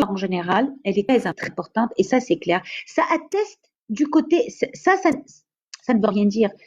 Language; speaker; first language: French; non-native, local second language; Arabic